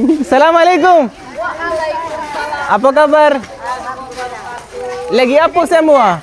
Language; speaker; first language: Indonesian; non-native, learner; Malayalam